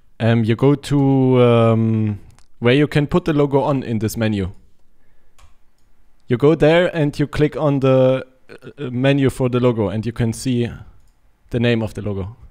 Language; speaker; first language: English; non-native, learner; German